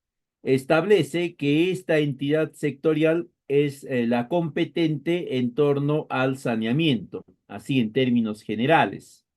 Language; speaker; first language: Spanish; native; Spanish